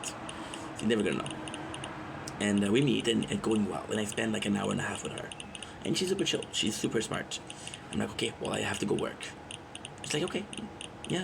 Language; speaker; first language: English; non-native, local second language; French